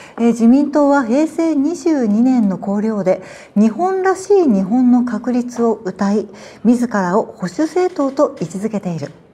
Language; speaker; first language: Japanese; native; Japanese